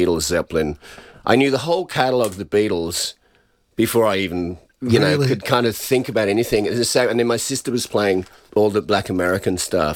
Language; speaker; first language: English; native; English